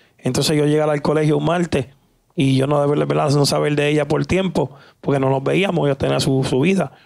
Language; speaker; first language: Spanish; native; Spanish